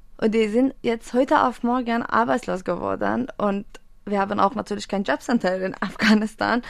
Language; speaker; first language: German; non-native, fluent; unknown